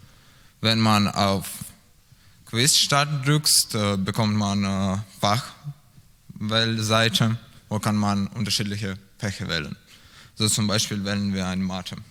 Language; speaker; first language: German; non-native, learner; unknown